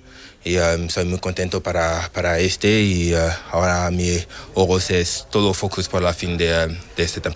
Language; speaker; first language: Spanish; non-native, learner; French